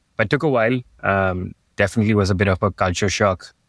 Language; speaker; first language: English; non-native, local second language; Hindi